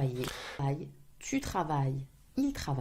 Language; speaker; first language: French; non-native, fluent; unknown